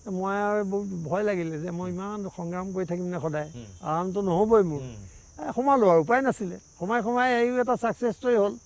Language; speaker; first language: Assamese; native; Assamese